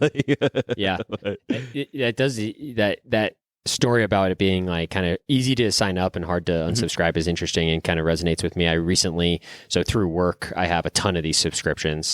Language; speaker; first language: English; native; English